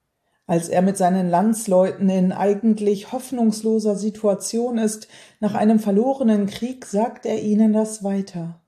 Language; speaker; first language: German; native; German